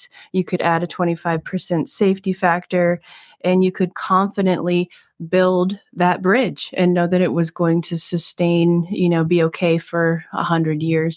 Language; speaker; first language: English; native; English